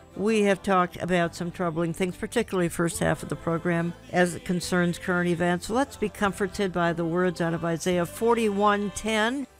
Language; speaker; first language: English; native; English